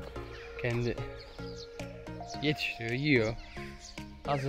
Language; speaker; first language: Turkish; early bilingual, heritage; Turkish